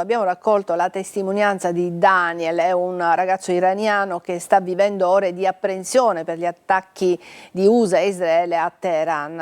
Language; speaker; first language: Italian; native; Italian